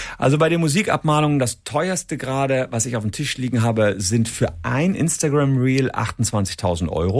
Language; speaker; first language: German; native; German